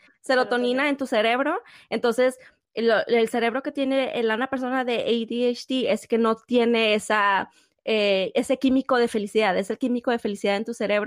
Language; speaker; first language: Spanish; native; Spanish